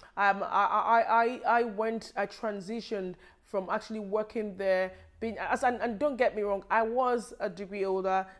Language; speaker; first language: English; non-native, local second language; Yoruba